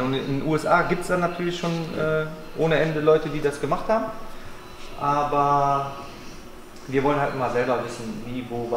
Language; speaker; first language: German; native; German